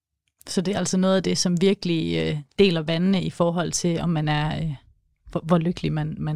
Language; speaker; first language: Danish; native; Danish